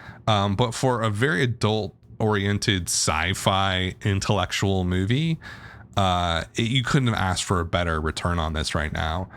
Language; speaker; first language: English; native; English